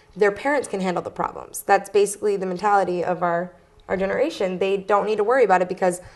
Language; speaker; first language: English; native; English